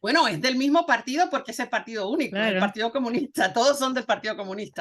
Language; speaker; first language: Spanish; native; Spanish